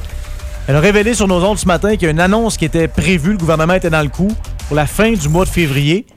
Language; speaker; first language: French; native; French